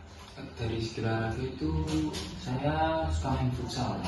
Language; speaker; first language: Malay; non-native, fluent; Indonesian